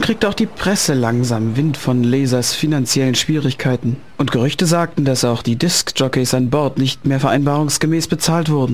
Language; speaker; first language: German; native; German